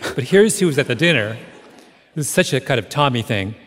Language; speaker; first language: English; native; English